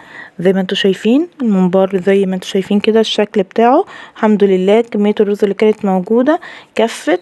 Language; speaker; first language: Arabic; native; Arabic